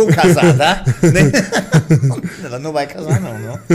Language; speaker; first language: Portuguese; non-native, fluent; German